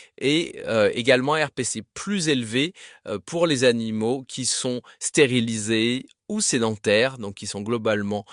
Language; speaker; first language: French; native; French